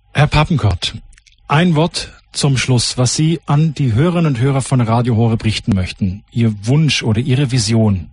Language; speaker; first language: German; native; German